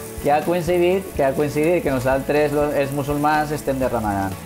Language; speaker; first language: Catalan; non-native, fluent; Arabic